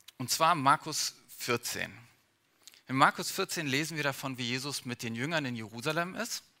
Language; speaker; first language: German; early bilingual, other home language; English